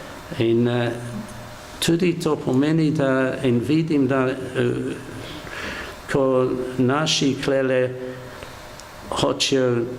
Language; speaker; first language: Slovenian; non-native, learner; English